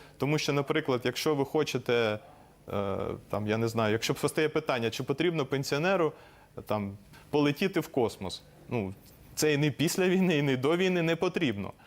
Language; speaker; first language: Ukrainian; native; Ukrainian